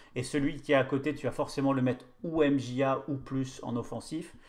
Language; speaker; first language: French; native; French